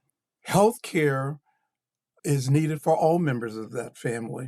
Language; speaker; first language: English; native; English